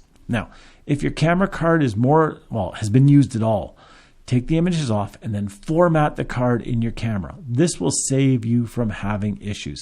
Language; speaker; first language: English; native; English